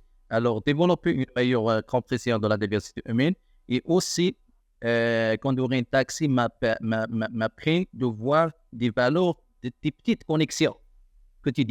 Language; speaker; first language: French; non-native, learner; Arabic